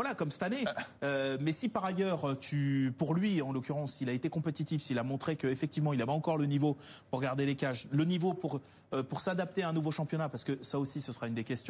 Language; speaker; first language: French; native; French